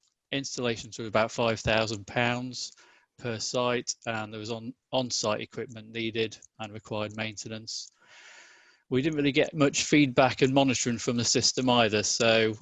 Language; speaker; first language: English; native; English